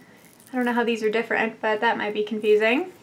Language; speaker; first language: English; native; English